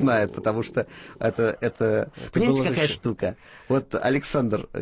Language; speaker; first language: Russian; native; Russian